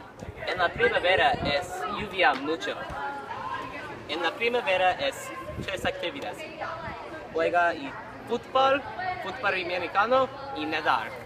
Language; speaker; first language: Spanish; non-native, learner; English